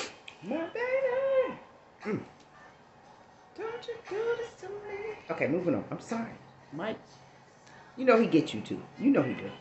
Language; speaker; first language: English; native; English